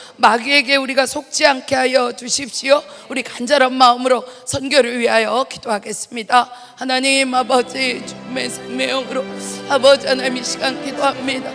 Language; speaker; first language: Korean; native; Korean